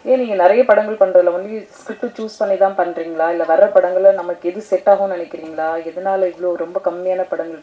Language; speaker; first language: Tamil; native; Tamil